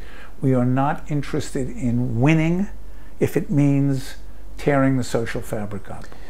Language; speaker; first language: English; native; English